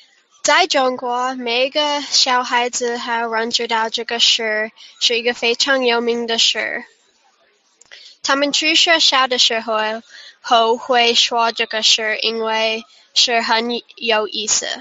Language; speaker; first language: Chinese; non-native, learner; English